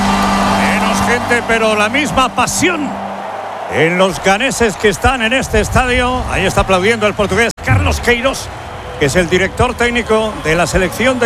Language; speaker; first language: Spanish; native; Spanish